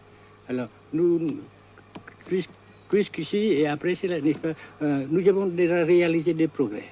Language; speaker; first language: French; non-native, local second language; Vietnamese